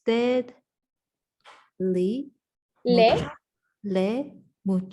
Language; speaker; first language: Spanish; non-native, learner; English